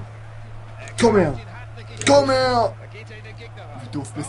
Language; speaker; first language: German; native; German